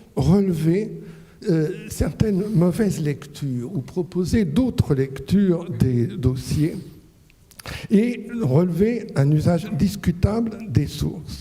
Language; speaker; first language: French; native; French